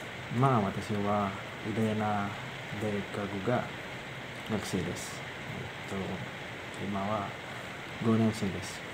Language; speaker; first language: Japanese; non-native, learner; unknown